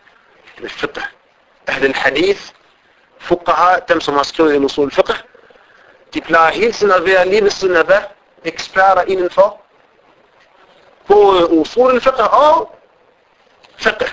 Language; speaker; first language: Danish; non-native, fluent; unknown